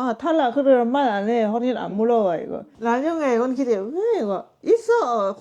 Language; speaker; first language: Korean; non-native, learner; Lao